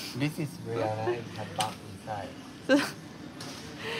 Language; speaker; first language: English; non-native, learner; Thai